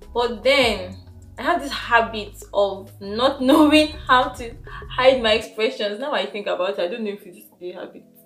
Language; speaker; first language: English; non-native, local second language; Igbo